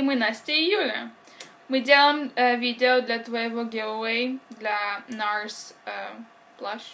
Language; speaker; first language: Russian; early bilingual, heritage; Russian